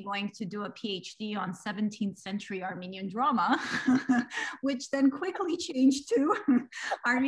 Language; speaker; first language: English; early bilingual, other home language; Armenian